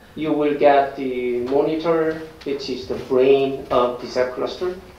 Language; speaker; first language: English; non-native, learner; Korean